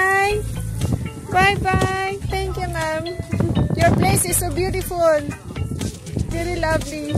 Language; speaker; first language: English; non-native, local second language; Cebuano